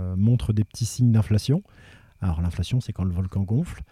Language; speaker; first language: French; native; French